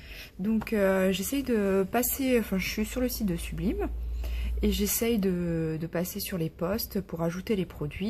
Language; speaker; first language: French; native; French